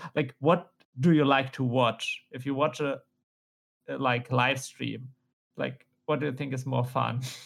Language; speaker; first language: English; non-native, fluent; German